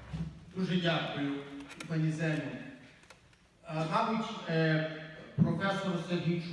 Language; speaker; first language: Ukrainian; native; Ukrainian